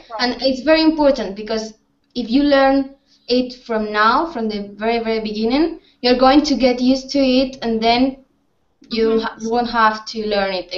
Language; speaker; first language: English; non-native, fluent; Spanish